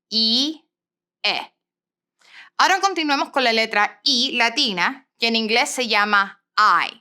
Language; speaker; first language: Spanish; non-native, fluent; English